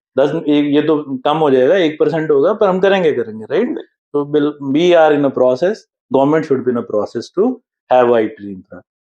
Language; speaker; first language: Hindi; native; Hindi